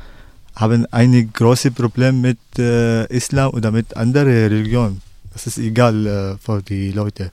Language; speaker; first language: German; non-native, learner; Arabic